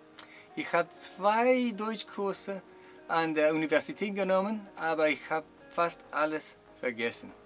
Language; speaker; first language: German; non-native, learner; Chinese